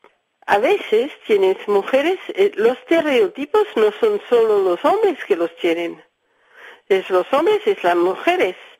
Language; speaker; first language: Spanish; early bilingual, heritage; Spanish